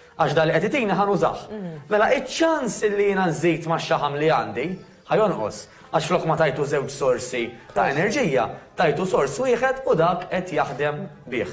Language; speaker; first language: Maltese; native; Maltese